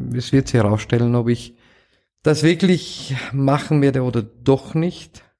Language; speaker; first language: German; non-native, fluent; Romanian